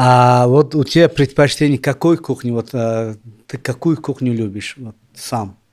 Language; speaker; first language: Russian; non-native, local second language; Tajik